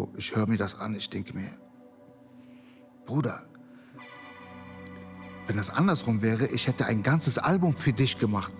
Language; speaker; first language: German; early bilingual, other home language; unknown